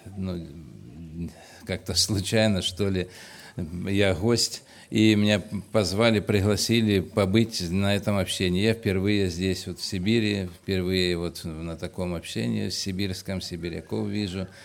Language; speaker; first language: Russian; native; Russian